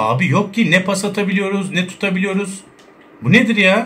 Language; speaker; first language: Turkish; native; Turkish